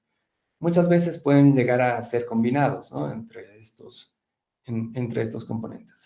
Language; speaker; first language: Spanish; native; Spanish